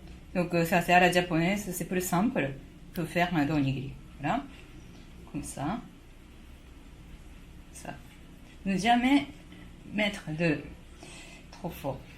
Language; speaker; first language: French; non-native, fluent; Japanese